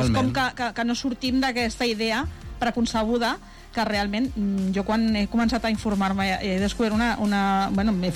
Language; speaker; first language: Catalan; native; Catalan